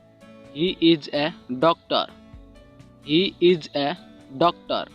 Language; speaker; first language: English; non-native, local second language; Odia